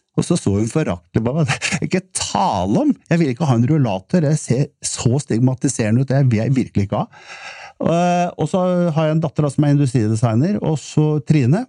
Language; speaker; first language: Norwegian; native; Norwegian